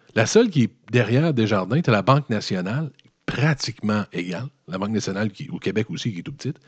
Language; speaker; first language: French; native; French